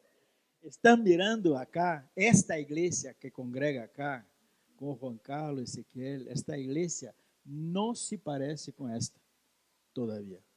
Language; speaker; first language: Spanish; non-native, learner; Portuguese